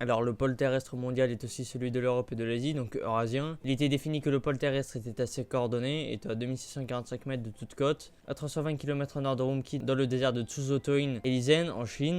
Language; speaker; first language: French; native; French